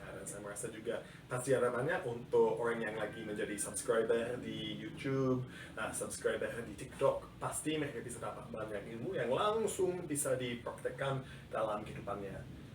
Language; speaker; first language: Indonesian; non-native, fluent; English